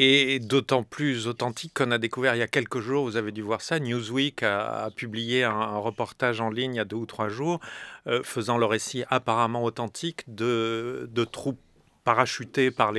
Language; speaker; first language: French; native; French